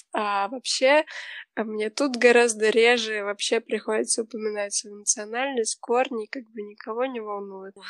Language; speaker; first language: Russian; native; Russian